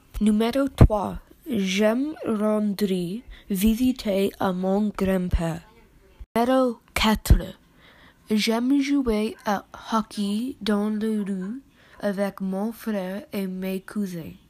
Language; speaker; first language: French; non-native, learner; English